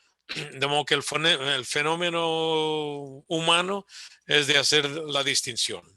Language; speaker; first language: Spanish; early bilingual, heritage; Spanish